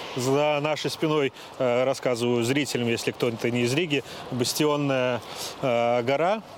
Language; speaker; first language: Russian; native; Russian